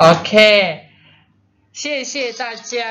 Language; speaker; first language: Chinese; non-native, fluent; Indonesian